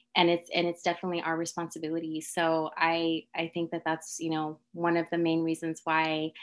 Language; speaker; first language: English; native; English